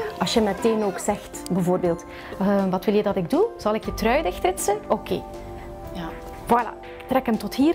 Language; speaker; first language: Dutch; native; Dutch